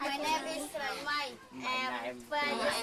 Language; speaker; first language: English; non-native, learner; Khmer